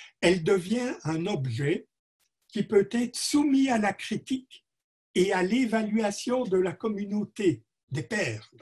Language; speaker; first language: French; native; French